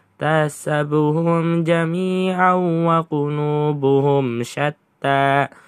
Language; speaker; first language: Arabic; non-native, learner; Indonesian